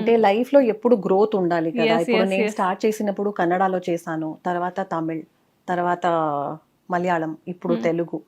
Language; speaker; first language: Telugu; non-native, local second language; Kannada